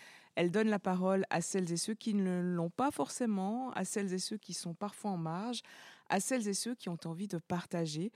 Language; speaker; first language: French; native; French